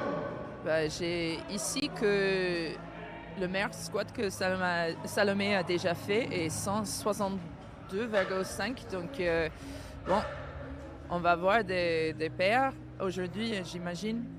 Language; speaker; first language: French; non-native, learner; English